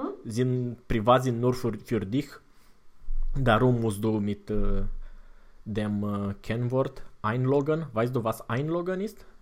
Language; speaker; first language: German; non-native, fluent; Romanian